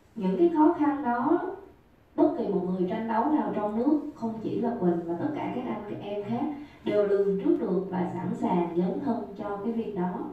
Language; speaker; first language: Vietnamese; native; Vietnamese